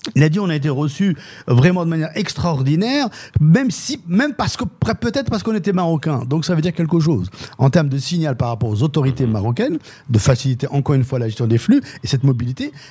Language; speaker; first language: French; native; French